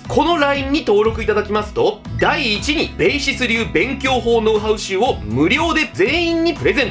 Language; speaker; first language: Japanese; native; Japanese